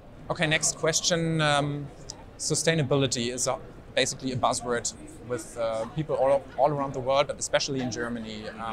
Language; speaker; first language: English; non-native, fluent; German